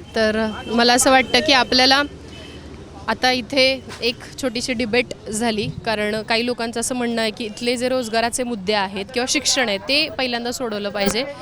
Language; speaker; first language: Marathi; native; Marathi